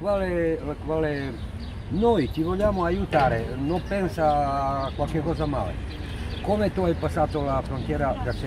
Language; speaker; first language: Italian; non-native, learner; Serbian